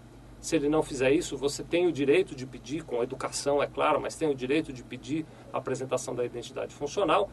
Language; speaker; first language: Portuguese; native; Portuguese